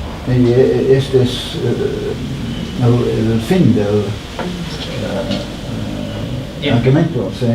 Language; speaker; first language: Spanish; non-native, fluent; English